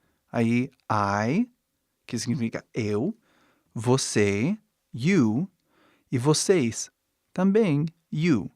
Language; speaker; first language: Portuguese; non-native, fluent; English